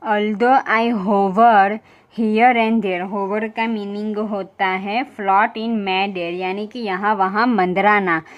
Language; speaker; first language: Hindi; non-native, local second language; Gujarati